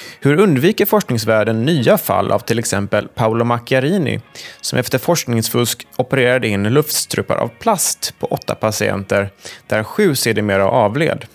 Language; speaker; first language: Swedish; native; Swedish